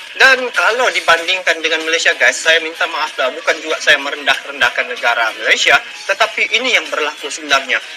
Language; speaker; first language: Malay; native; Malay